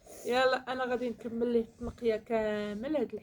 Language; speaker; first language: Arabic; native; Arabic